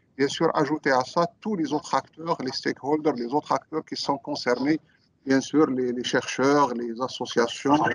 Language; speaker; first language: French; non-native, local second language; Arabic